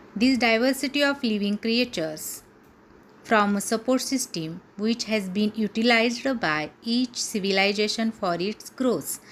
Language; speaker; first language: English; non-native, local second language; Marathi